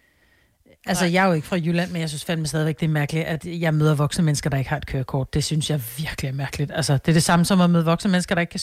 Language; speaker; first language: Danish; native; Danish